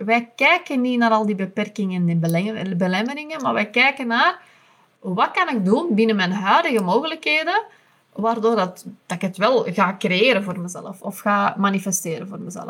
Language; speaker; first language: Dutch; native; Dutch